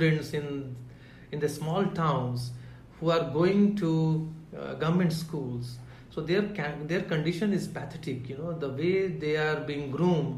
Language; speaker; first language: English; non-native, local second language; Hindi